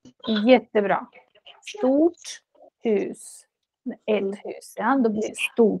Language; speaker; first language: Swedish; non-native, fluent; Russian